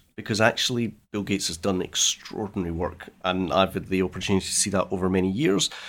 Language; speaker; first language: English; native; English